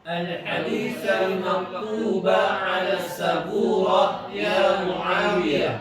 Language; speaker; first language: Arabic; non-native, learner; Indonesian